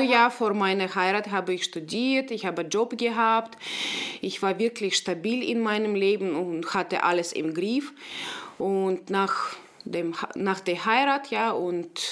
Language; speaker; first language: German; non-native, local second language; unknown